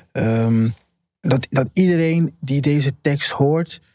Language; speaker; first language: Dutch; early bilingual, other home language; Papiamento